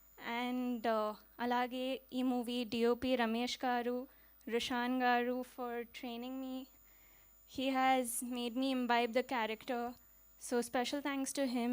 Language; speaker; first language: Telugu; non-native, learner; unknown